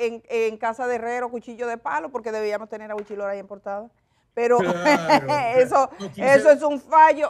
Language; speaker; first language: Spanish; native; Spanish